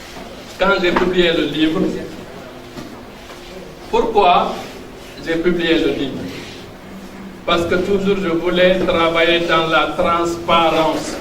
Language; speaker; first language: French; non-native, local second language; Fula